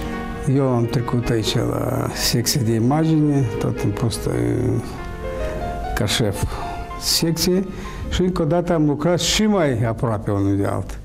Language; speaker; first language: Romanian; non-native, local second language; Russian